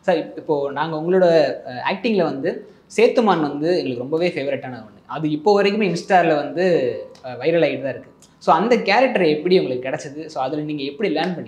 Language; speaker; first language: Tamil; native; Tamil